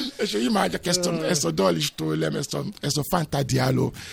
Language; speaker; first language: Hungarian; non-native, learner; Yoruba